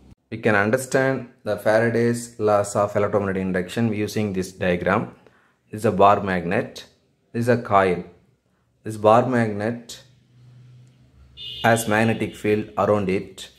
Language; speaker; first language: English; non-native, local second language; Tamil